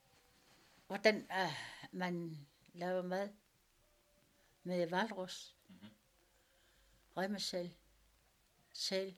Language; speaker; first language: Danish; non-native, local second language; Kalaallisut